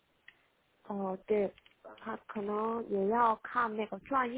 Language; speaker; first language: Chinese; non-native, learner; Korean